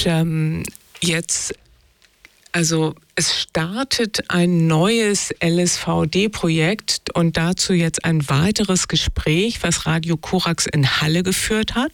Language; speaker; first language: German; native; German